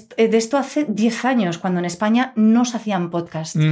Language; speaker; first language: Spanish; native; Spanish